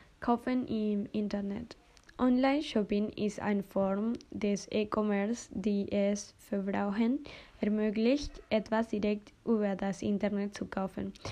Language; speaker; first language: German; non-native, learner; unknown